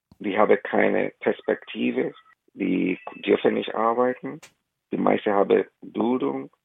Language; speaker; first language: German; non-native, fluent; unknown